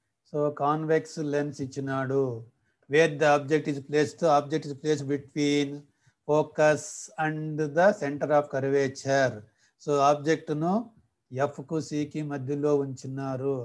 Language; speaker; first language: English; non-native, local second language; Telugu